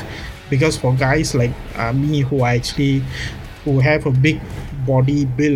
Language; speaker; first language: English; non-native, local second language; Tamil